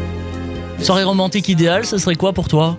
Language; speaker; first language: French; native; French